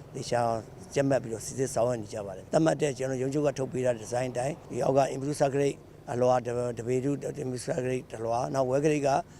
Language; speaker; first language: Burmese; native; Burmese